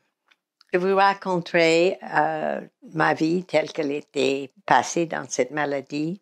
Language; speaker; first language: French; non-native, fluent; English